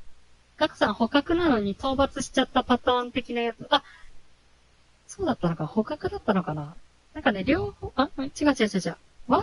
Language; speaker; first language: Japanese; native; Japanese